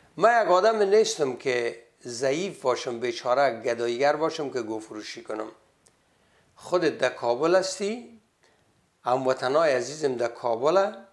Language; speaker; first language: Persian; native; Persian